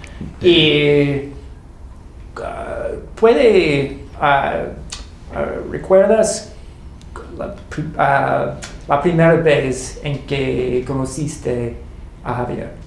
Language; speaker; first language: Spanish; non-native, learner; English